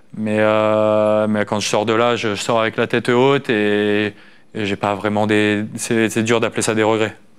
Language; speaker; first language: French; native; French